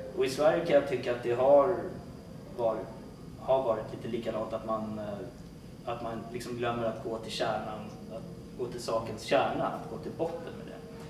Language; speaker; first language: Swedish; native; Swedish